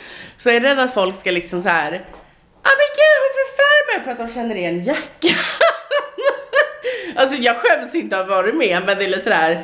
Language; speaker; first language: Swedish; native; Swedish